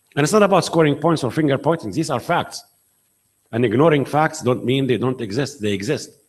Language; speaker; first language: English; non-native, fluent; Arabic